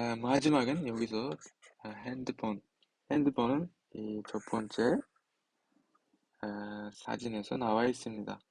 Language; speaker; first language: Korean; non-native, fluent; Uzbek